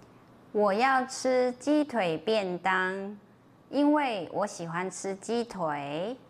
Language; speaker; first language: Chinese; non-native, learner; Indonesian